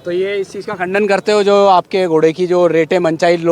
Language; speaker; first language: Hindi; native; Hindi